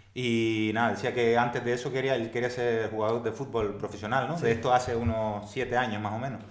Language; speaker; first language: Spanish; native; Spanish